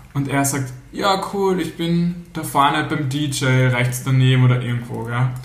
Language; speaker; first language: German; native; German